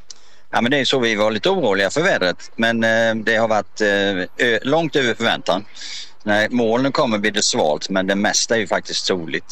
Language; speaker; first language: Swedish; native; Swedish